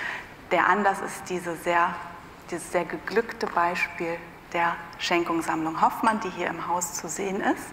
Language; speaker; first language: German; native; German